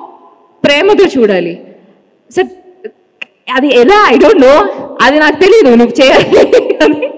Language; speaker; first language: Telugu; non-native, learner; Malayalam